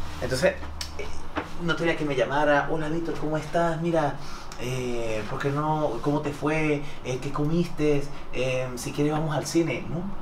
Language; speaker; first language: Spanish; native; Spanish